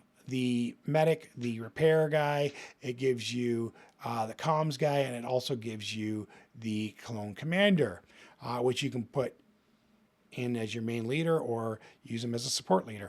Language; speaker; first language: English; native; English